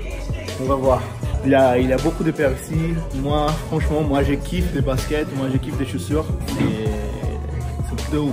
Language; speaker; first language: French; non-native, fluent; Portuguese